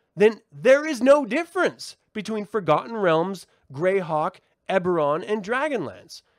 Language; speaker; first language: English; native; English